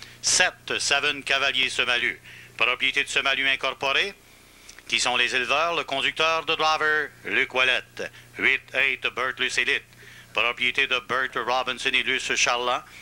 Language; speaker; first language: French; native; French